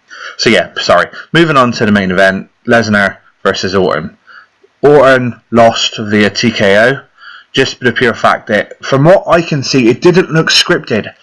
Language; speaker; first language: English; native; English